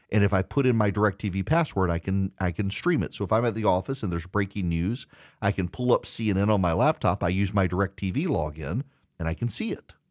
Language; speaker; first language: English; native; English